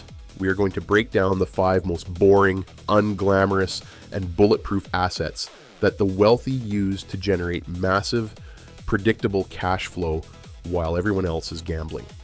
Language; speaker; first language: English; native; English